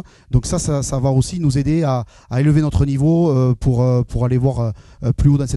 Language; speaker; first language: French; native; French